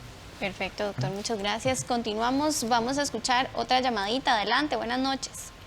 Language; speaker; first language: Spanish; native; Spanish